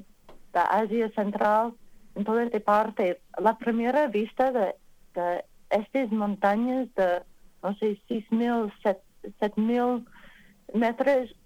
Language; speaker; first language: Spanish; non-native, learner; English